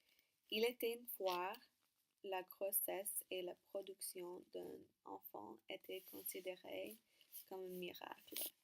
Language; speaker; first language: French; non-native, learner; English